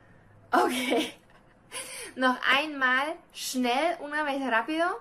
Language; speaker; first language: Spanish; non-native, learner; German